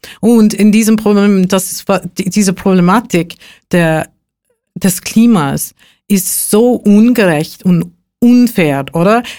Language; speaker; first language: German; non-native, fluent; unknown